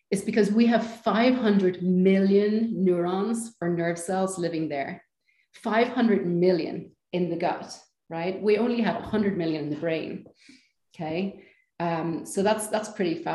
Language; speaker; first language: English; native; English